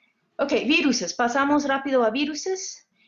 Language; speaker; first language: Spanish; non-native, fluent; English